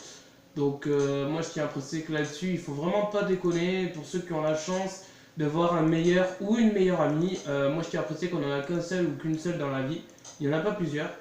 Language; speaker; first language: French; native; French